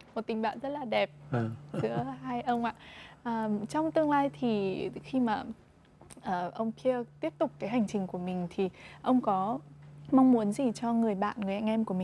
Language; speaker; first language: Vietnamese; native; Vietnamese